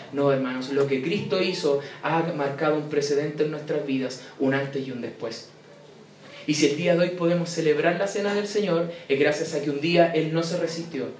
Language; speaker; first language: Spanish; native; Spanish